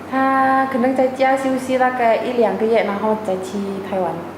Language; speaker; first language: Chinese; non-native, fluent; Indonesian